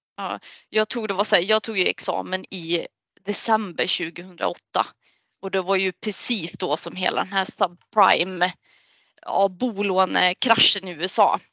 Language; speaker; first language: Swedish; native; Swedish